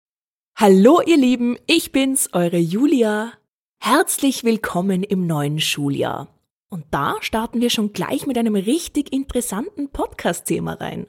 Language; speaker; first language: German; native; German